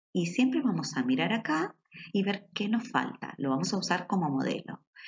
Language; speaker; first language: Spanish; native; Spanish